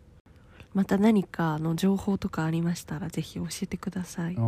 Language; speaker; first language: Japanese; native; Japanese